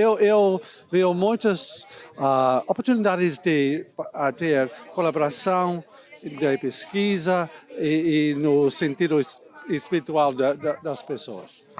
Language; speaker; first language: Portuguese; non-native, learner; English